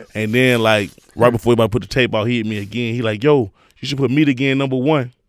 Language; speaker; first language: English; native; English